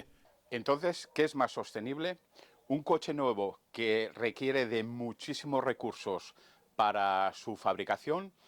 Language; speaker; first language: Spanish; native; Spanish